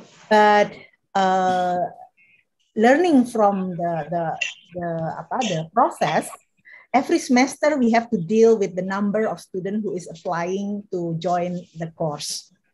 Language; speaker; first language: English; non-native, fluent; Indonesian